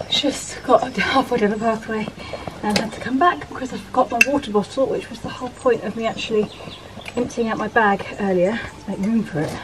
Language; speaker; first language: English; native; English